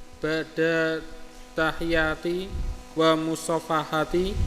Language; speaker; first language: Arabic; non-native, learner; Indonesian